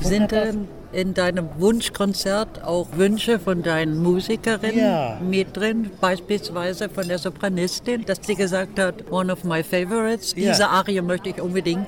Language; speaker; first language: German; native; German